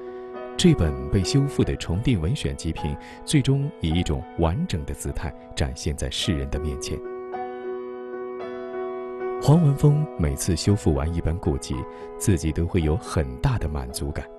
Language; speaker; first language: Chinese; native; Chinese